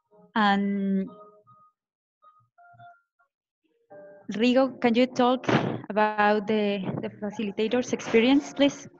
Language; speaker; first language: English; non-native, fluent; Spanish